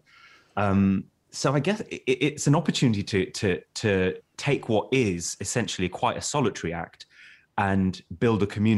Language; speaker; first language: English; native; English